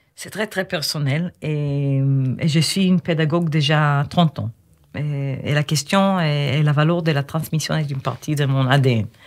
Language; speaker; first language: French; non-native, fluent; Hebrew